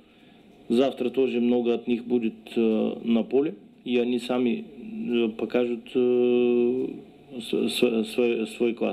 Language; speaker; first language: Russian; non-native, learner; Bulgarian